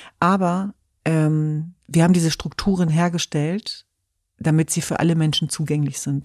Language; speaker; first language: German; early bilingual, other home language; Kurdish